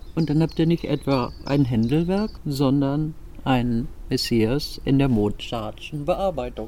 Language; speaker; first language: German; native; German